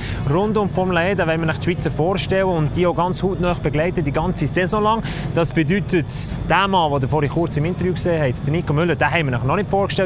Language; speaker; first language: German; native; German